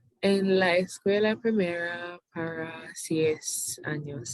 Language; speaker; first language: Spanish; non-native, learner; English